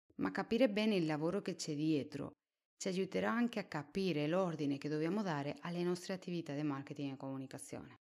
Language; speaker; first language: Italian; non-native, fluent; Spanish